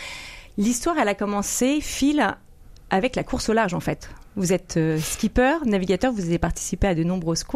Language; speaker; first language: French; native; French